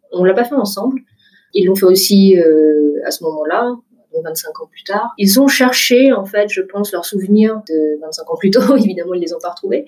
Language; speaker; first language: French; early bilingual, other home language; Vietnamese